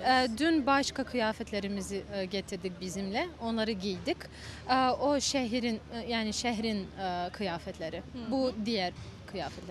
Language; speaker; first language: Turkish; non-native, fluent; Bosnian